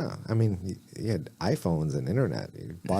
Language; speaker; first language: English; native; English